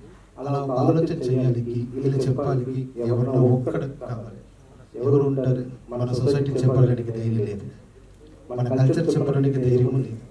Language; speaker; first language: Telugu; non-native, learner; Tamil